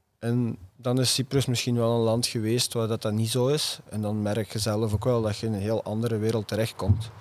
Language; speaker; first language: Dutch; native; Dutch